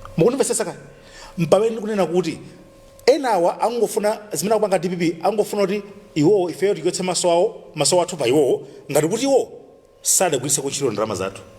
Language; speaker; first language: Nyanja; native; Nyanja